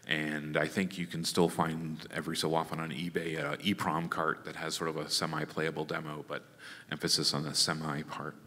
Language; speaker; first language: English; native; English